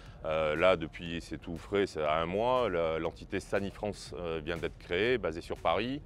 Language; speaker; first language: French; native; French